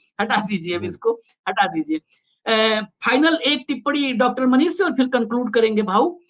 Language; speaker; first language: Hindi; native; Hindi